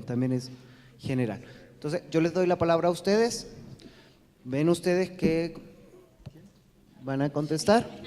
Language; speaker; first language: Spanish; native; Spanish